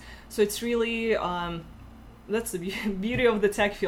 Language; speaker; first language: English; non-native, fluent; Russian